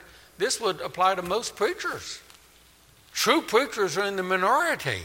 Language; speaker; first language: English; native; English